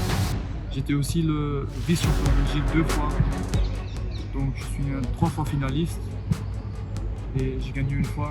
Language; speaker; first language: French; non-native, fluent; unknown